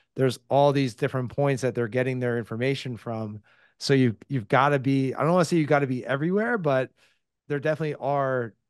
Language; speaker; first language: English; native; English